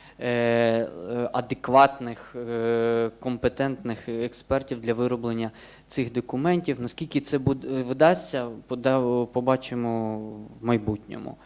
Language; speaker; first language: Ukrainian; native; Ukrainian